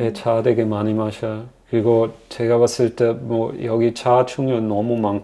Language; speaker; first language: Korean; non-native, fluent; German